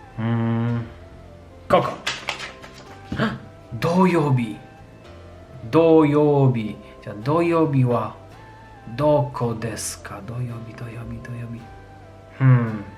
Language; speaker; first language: Japanese; non-native, fluent; Polish